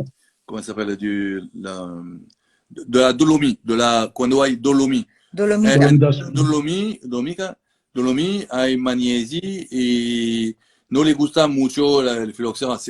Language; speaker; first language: Spanish; non-native, learner; French